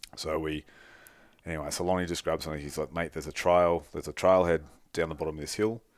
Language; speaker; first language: English; native; English